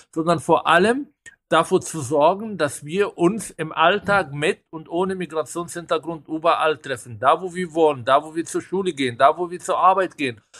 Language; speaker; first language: German; non-native, fluent; Hebrew